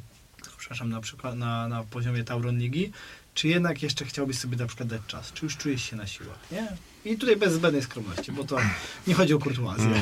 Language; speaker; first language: Polish; native; Polish